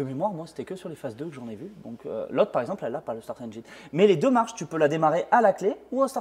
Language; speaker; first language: French; native; French